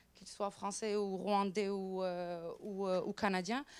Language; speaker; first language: French; non-native, local second language; Arabic